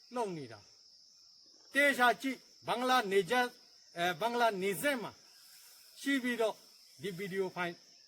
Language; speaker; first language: Burmese; non-native, local second language; Rohingya